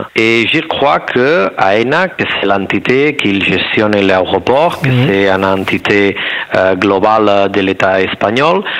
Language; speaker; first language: French; non-native, learner; Spanish